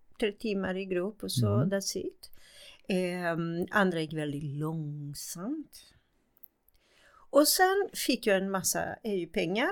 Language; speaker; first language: Swedish; non-native, fluent; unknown